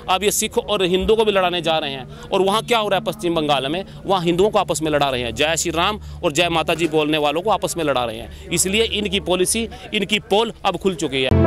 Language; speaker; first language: Hindi; native; Hindi